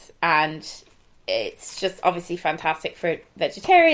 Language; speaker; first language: English; native; English